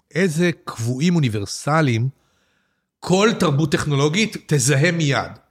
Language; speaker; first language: Hebrew; native; Hebrew